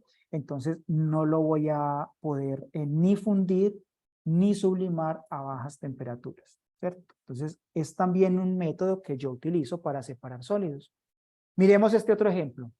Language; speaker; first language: Spanish; native; Spanish